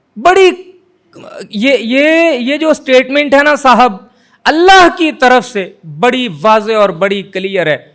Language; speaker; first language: Urdu; non-native, local second language; Punjabi